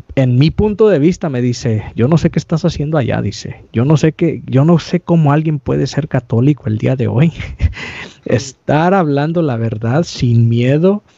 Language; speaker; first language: Spanish; native; Spanish